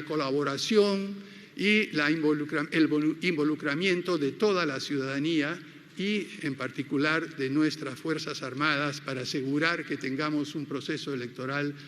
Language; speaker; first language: Spanish; native; Spanish